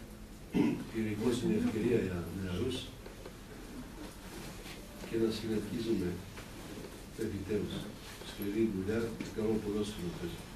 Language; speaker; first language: Greek; non-native, fluent; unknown